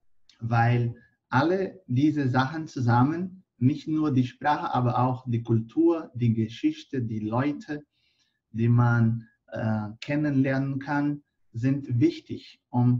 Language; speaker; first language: German; non-native, fluent; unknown